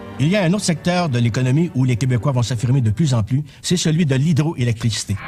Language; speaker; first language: French; native; French